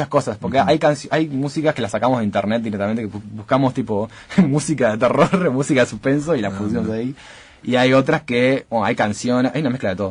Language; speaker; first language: Spanish; native; Spanish